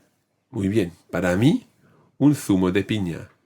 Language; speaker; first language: Spanish; non-native, fluent; English